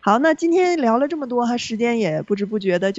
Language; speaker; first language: Chinese; native; Chinese